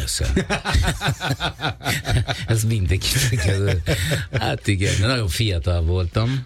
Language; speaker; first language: Hungarian; non-native, learner; Italian